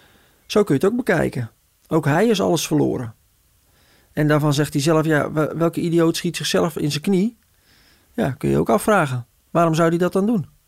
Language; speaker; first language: Dutch; native; Dutch